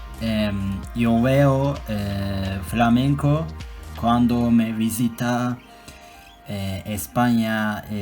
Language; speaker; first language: Spanish; non-native, learner; Turkish